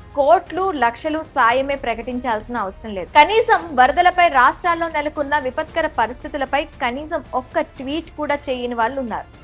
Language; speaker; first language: Telugu; native; Telugu